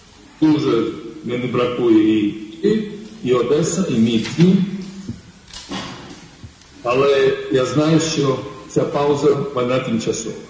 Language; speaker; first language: Ukrainian; non-native, fluent; Georgian